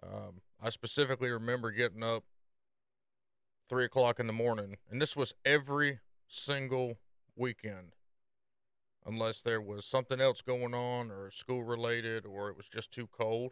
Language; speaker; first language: English; native; English